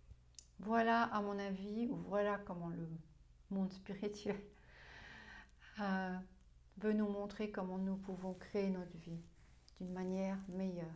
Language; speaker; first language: French; non-native, fluent; German